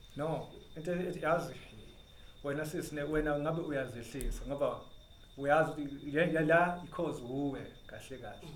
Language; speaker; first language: Zulu; native; Zulu